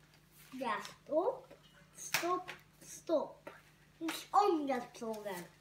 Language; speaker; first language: German; non-native, learner; Hungarian